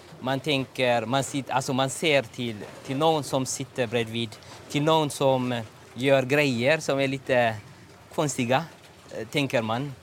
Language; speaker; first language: Swedish; non-native, learner; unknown